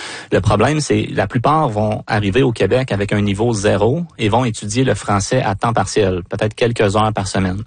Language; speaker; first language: French; native; French